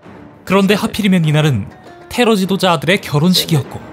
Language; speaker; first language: Korean; native; Korean